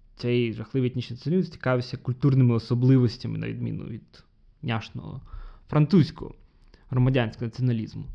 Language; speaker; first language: Ukrainian; non-native, local second language; Russian